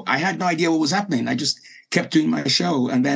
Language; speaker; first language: English; non-native, local second language; Yoruba